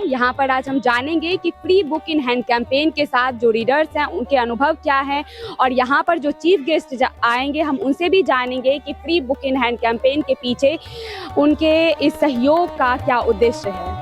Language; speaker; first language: Hindi; native; Hindi